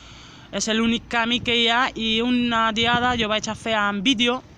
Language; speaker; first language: Catalan; non-native, local second language; Spanish